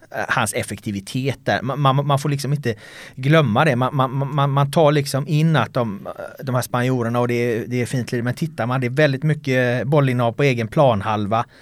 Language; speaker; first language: Swedish; native; Swedish